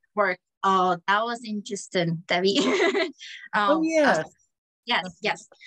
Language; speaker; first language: English; non-native, fluent; Korean